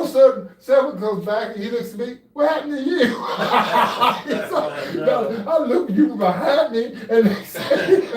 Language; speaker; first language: English; native; English